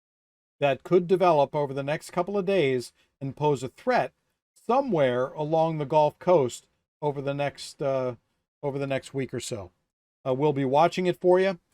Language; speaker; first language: English; native; English